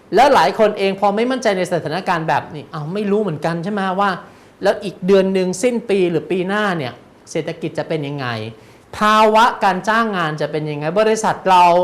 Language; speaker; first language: Thai; native; Thai